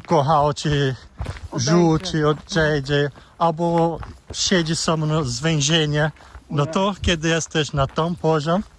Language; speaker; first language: Polish; non-native, learner; Portuguese